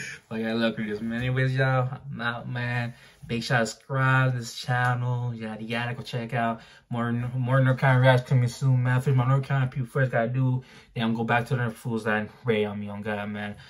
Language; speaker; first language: English; early bilingual, other home language; Spanish